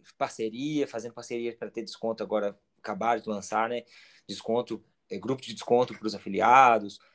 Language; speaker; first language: Portuguese; native; Portuguese